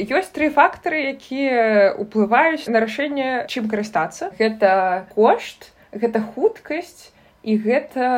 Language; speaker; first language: Belarusian; non-native, local second language; Russian